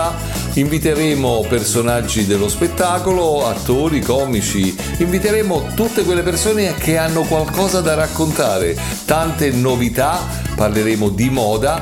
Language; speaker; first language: Italian; native; Italian